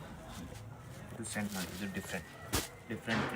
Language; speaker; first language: Kannada; non-native, local second language; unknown